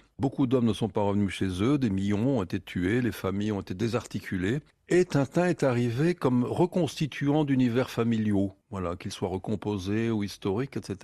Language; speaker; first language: French; native; French